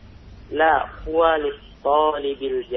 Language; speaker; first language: Arabic; non-native, learner; Indonesian